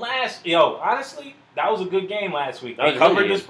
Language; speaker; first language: English; native; English